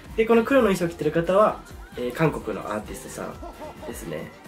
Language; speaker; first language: Japanese; native; Japanese